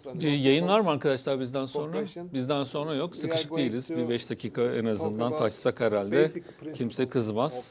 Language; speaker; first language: Turkish; native; Turkish